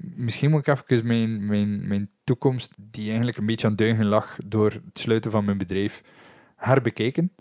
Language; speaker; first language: Dutch; native; Dutch